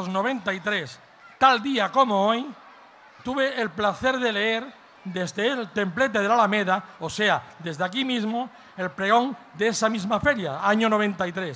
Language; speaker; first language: Spanish; native; Spanish